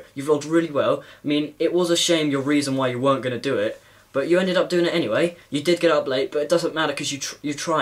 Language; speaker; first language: English; native; English